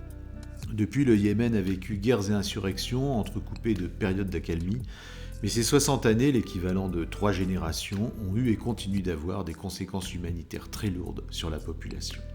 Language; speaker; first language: French; native; French